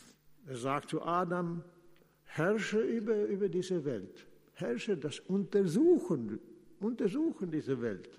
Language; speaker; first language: German; non-native, fluent; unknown